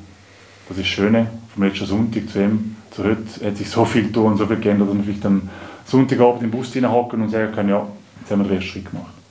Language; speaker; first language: German; native; German